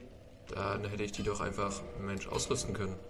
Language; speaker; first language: German; native; German